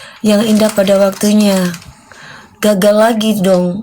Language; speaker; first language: Indonesian; native; Indonesian